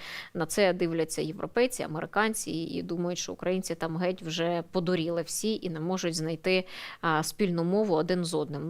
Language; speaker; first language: Ukrainian; native; Ukrainian